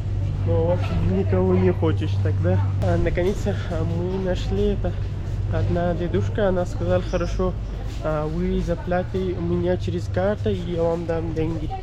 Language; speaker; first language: Russian; non-native, learner; Urdu